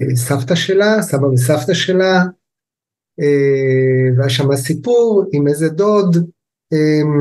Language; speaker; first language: Hebrew; native; Hebrew